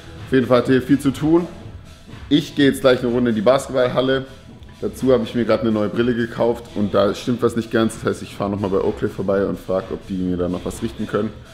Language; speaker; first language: German; native; German